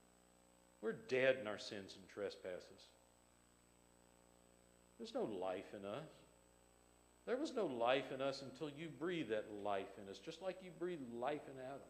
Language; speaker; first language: English; native; English